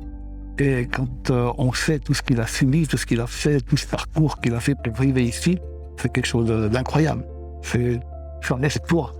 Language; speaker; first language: French; native; French